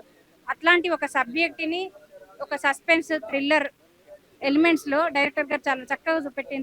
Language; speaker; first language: Telugu; native; Telugu